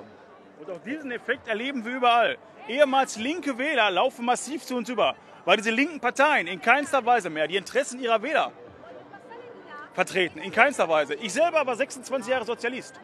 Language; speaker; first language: German; native; German